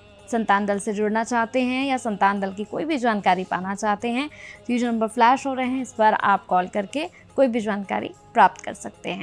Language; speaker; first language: Hindi; native; Hindi